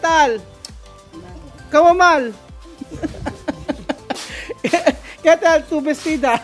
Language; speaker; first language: Spanish; non-native, learner; Filipino